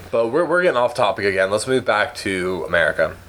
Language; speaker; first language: English; native; English